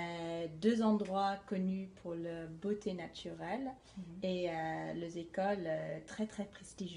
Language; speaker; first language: French; non-native, fluent; English